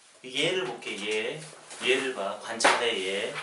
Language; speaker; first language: Korean; native; Korean